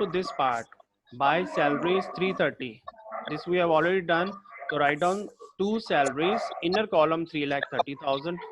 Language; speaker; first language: English; non-native, local second language; Hindi